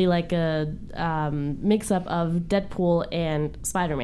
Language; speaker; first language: English; non-native, fluent; German